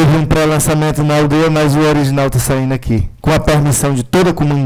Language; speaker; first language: Spanish; non-native, learner; Portuguese